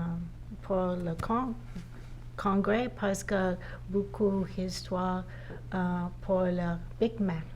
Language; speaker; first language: French; non-native, learner; English